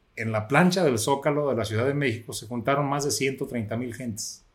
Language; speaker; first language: Spanish; native; Spanish